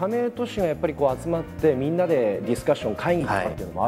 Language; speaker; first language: Japanese; native; Japanese